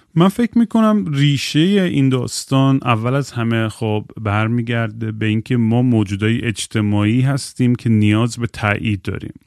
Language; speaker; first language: Persian; native; Persian